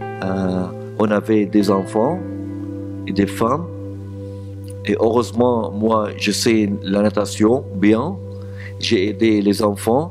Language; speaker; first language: French; non-native, learner; Arabic